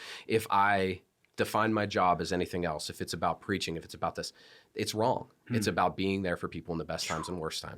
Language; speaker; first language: English; native; English